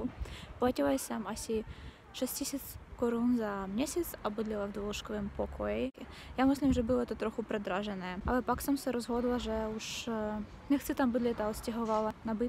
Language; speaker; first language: Czech; non-native, learner; Russian